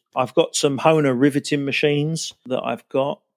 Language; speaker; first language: English; native; English